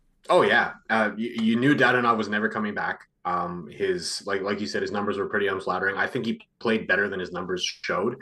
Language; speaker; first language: English; native; English